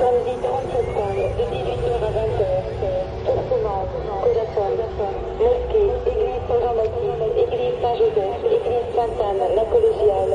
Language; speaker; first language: French; native; French